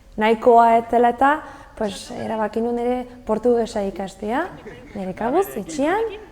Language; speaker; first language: Basque; non-native, fluent; French